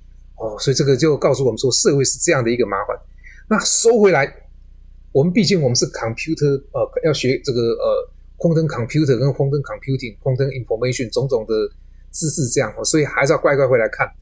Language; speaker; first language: Chinese; native; Chinese